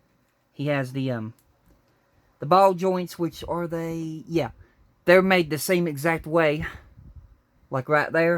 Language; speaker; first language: English; native; English